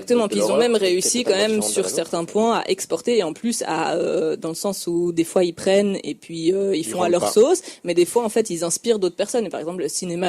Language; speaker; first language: French; native; French